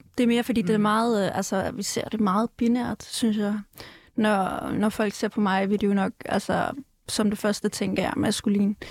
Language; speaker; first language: Danish; early bilingual, other home language; Kurdish